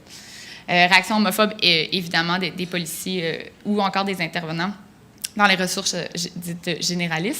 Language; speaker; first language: French; native; French